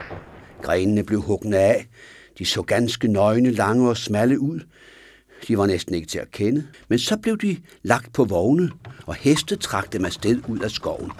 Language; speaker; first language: Danish; native; Danish